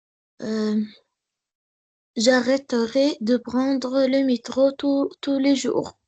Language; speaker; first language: French; non-native, learner; Arabic